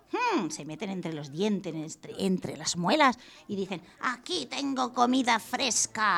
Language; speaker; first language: Spanish; native; Spanish